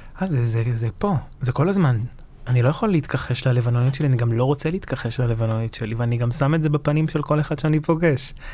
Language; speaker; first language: Hebrew; early bilingual, other home language; Arabic